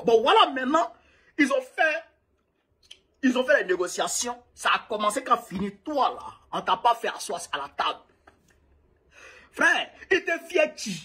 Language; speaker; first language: French; non-native, local second language; Bambara